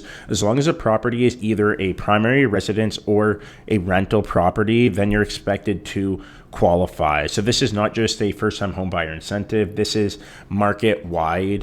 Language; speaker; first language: English; native; English